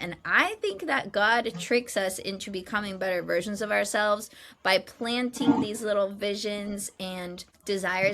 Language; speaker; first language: English; native; English